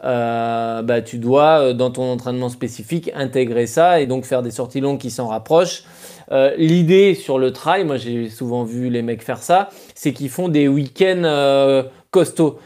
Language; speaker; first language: French; native; French